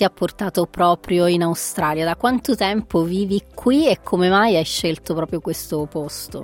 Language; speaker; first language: Italian; native; Italian